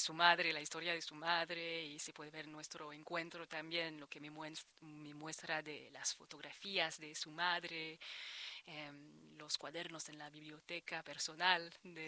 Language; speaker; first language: Spanish; non-native, fluent; French